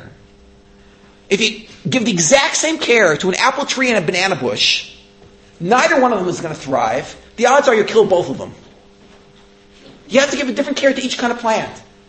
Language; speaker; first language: English; native; English